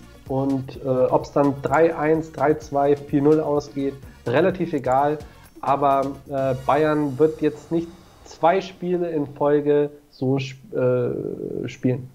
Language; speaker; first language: German; native; German